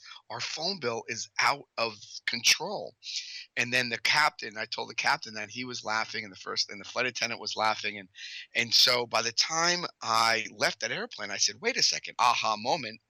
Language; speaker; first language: English; native; English